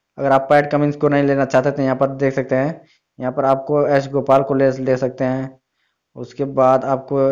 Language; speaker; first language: Hindi; native; Hindi